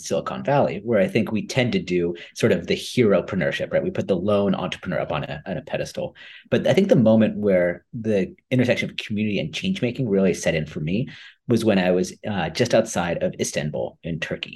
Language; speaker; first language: English; native; English